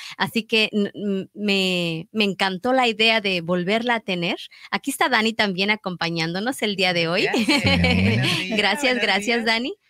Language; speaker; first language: Spanish; native; Spanish